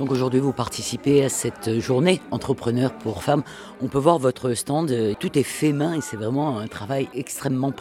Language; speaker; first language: French; native; French